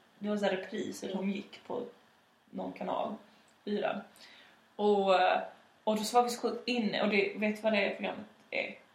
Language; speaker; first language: Swedish; native; Swedish